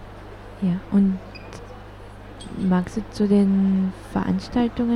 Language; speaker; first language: German; native; German